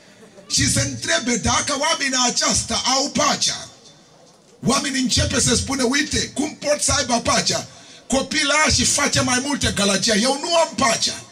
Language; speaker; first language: Romanian; non-native, learner; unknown